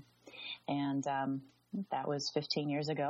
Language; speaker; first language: English; native; English